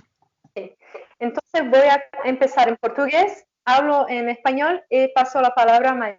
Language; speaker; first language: Spanish; non-native, fluent; Portuguese